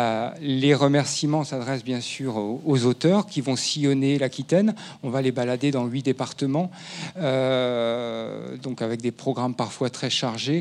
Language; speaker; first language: French; native; French